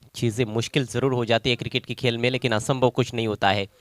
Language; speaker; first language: Hindi; non-native, local second language; Marathi